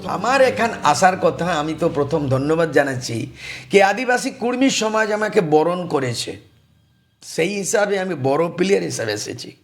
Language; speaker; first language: Bangla; non-native, local second language; Santali